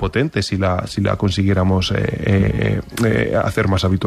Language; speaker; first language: Spanish; native; Spanish